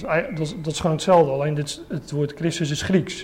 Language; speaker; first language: Dutch; native; Dutch